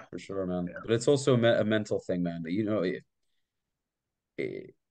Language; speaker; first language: English; native; English